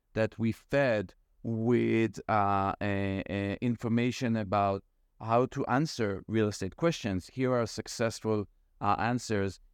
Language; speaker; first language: English; non-native, fluent; Hebrew